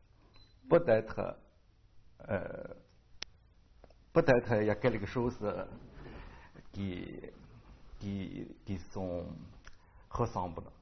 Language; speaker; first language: French; non-native, learner; Chinese